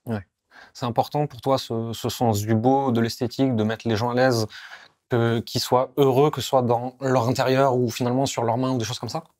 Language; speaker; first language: French; native; French